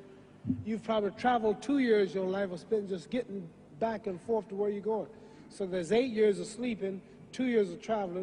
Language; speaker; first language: English; native; English